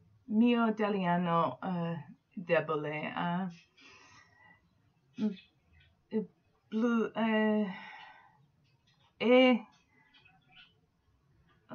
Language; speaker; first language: Italian; non-native, learner; English